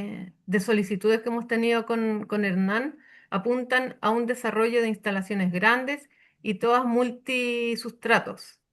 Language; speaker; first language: Spanish; native; Spanish